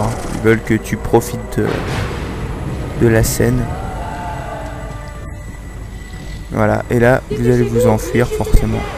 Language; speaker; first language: French; native; French